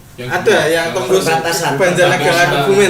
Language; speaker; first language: Indonesian; native; Indonesian